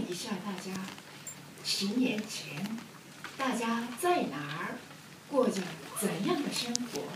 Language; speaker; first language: Chinese; non-native, learner; Japanese